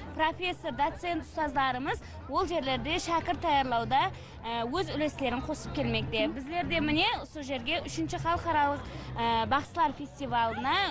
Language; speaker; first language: Uzbek; non-native, local second language; Kara-Kalpak